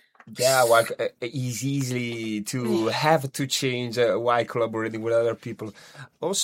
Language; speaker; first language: English; non-native, learner; Italian